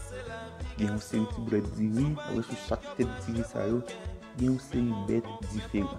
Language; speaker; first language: French; non-native, learner; Haitian Creole